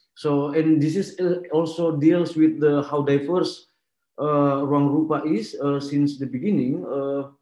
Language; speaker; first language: English; non-native, fluent; Indonesian